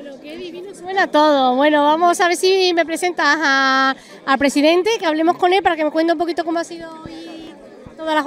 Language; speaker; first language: Spanish; native; Spanish